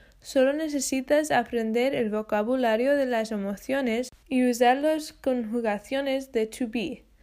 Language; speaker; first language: Spanish; non-native, fluent; English